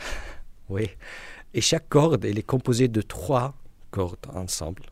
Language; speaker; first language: French; non-native, learner; Arabic